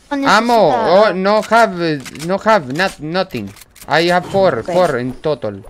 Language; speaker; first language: English; non-native, learner; Spanish